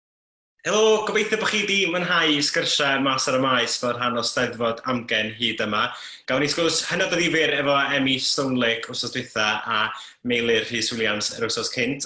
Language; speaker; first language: Welsh; native; Welsh